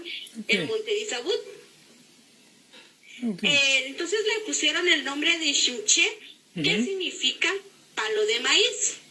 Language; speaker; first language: Spanish; native; Spanish